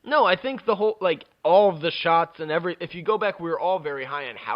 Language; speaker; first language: English; native; English